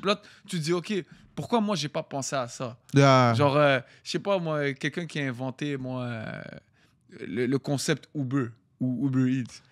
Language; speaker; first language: French; native; French